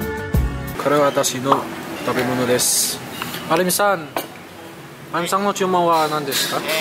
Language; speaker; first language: Japanese; non-native, learner; Indonesian